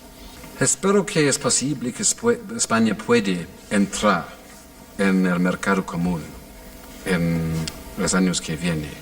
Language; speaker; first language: Spanish; non-native, fluent; English